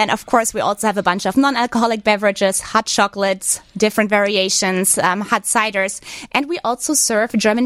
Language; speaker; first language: English; non-native, fluent; German